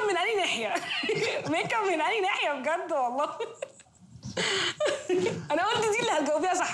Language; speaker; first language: Arabic; native; Arabic